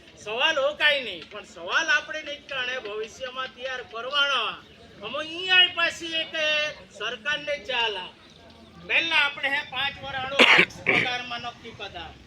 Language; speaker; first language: Gujarati; non-native, local second language; Bhili